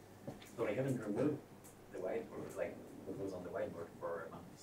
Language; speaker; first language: English; non-native, fluent; Polish